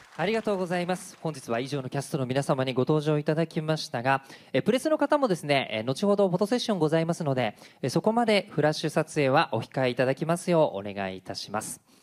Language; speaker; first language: Japanese; native; Japanese